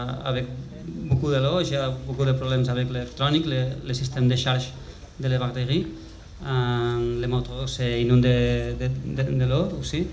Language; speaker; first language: French; non-native, learner; Spanish